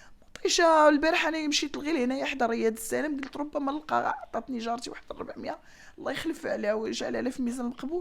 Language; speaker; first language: Arabic; native; Arabic